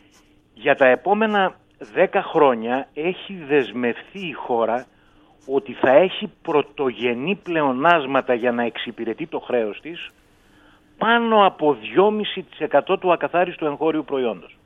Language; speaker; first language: Greek; native; Greek